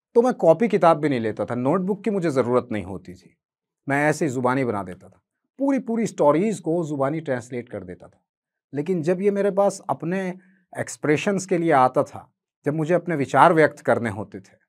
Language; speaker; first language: Hindi; native; Hindi